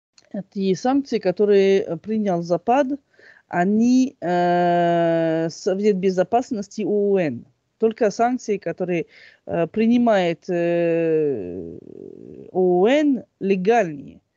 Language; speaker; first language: Russian; non-native, fluent; French